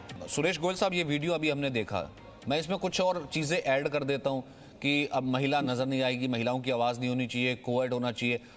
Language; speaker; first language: Hindi; native; Hindi